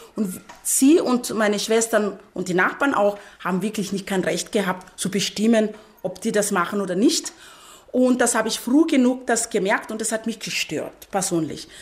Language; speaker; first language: German; non-native, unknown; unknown